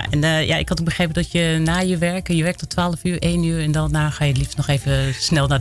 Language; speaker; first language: Dutch; native; Dutch